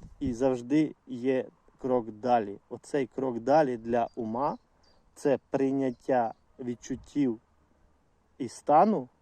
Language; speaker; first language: Ukrainian; non-native, local second language; Russian